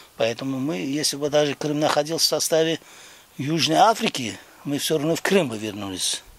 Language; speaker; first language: Russian; non-native, local second language; Crimean Tatar